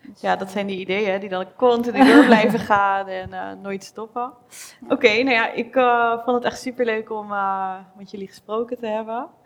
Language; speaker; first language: Dutch; native; Dutch